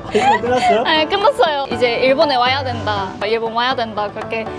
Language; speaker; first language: Korean; non-native, fluent; Japanese